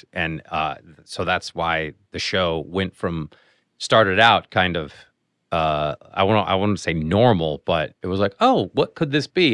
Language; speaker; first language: English; native; English